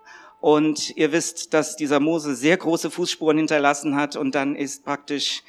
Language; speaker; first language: German; native; German